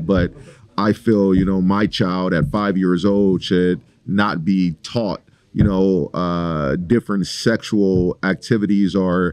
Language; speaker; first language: English; native; English